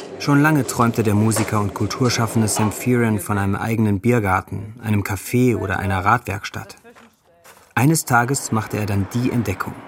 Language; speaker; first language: German; native; German